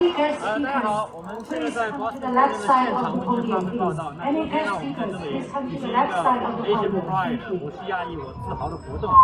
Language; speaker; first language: Chinese; native; Chinese